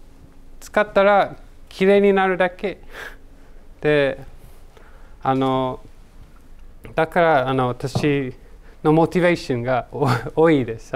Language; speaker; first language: Japanese; non-native, learner; English